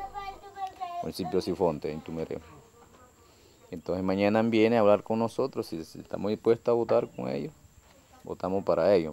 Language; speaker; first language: Spanish; non-native, local second language; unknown